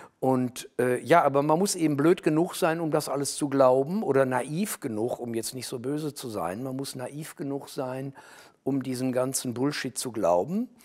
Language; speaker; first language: German; native; German